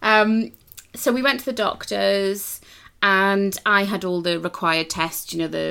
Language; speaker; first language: English; native; English